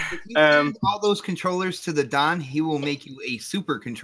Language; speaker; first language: English; native; English